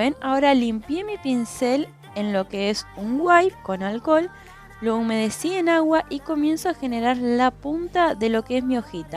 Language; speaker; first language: Spanish; native; Spanish